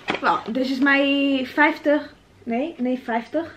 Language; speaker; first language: Dutch; non-native, learner; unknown